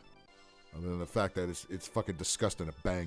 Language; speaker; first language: English; native; English